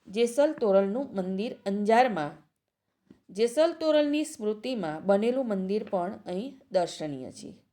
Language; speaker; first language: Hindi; non-native, local second language; Gujarati